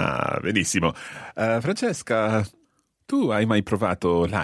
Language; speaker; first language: Italian; non-native, fluent; English